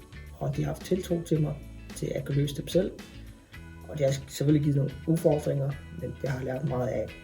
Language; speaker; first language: Danish; non-native, local second language; Kalaallisut